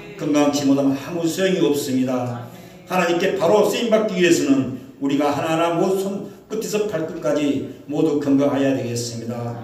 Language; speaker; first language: Korean; native; Korean